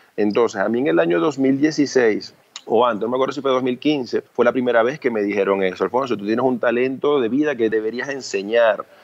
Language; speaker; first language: Spanish; early bilingual, other home language; Chinese